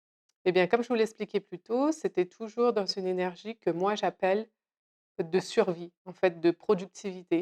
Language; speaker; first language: French; native; French